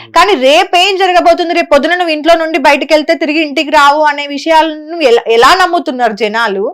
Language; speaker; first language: Telugu; native; Telugu